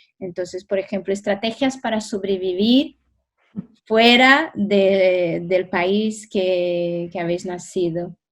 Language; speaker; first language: Spanish; non-native, fluent; Portuguese